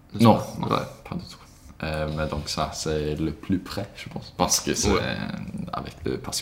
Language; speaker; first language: French; non-native, learner; Swedish